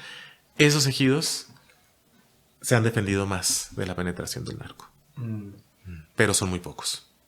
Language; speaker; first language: Spanish; native; Spanish